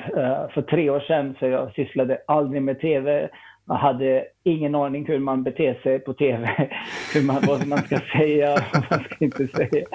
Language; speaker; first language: Swedish; non-native, fluent; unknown